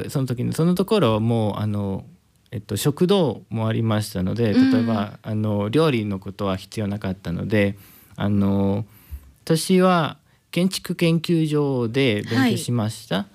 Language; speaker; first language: Japanese; non-native, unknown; Spanish